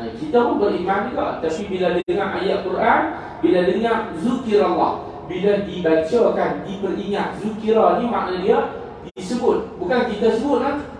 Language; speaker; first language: Malay; native; Malay